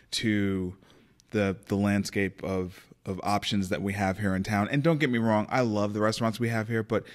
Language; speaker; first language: English; native; English